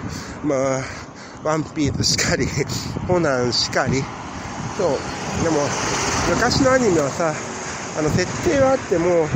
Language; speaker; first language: Japanese; native; Japanese